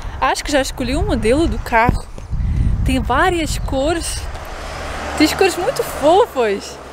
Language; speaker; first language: Portuguese; non-native, fluent; Ukrainian